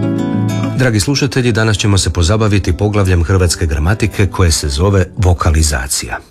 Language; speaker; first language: Serbian; native; Serbian